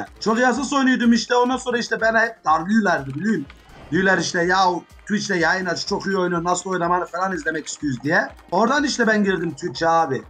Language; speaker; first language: Turkish; early bilingual, heritage; Turkish